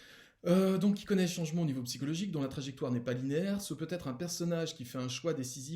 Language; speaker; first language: French; native; French